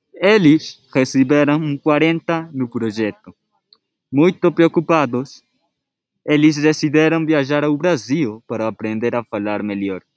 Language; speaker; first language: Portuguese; non-native, learner; Spanish